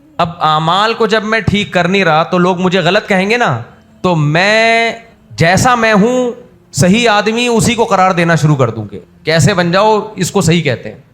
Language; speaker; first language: Urdu; native; Urdu